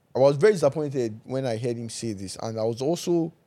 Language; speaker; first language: English; non-native, local second language; Yoruba